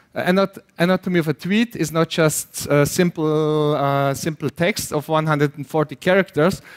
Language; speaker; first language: English; non-native, fluent; German